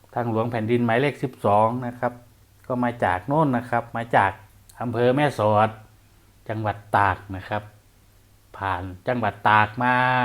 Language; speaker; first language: Thai; non-native, local second language; Northeastern Thai